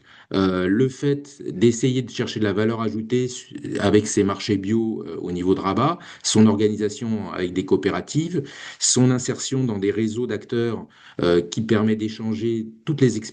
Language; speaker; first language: French; native; French